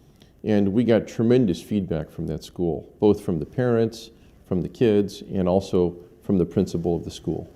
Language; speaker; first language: English; native; English